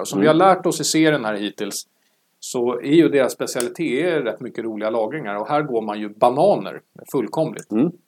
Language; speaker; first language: Swedish; native; Swedish